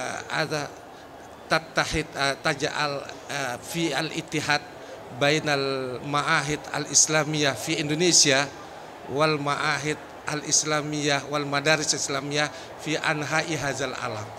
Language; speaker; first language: Arabic; non-native, learner; Indonesian